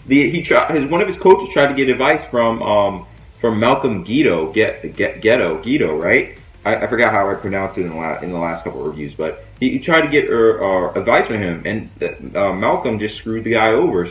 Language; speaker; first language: English; native; English